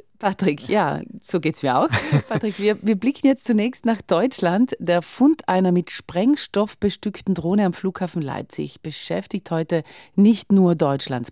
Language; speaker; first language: German; native; German